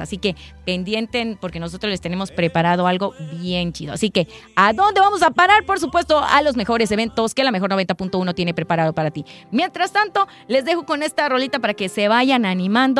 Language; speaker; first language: Spanish; native; Spanish